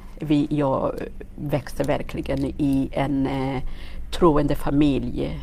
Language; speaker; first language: Swedish; non-native, fluent; Kinyarwanda